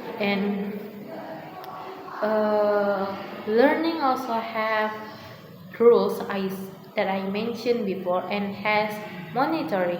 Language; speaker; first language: English; non-native, learner; Indonesian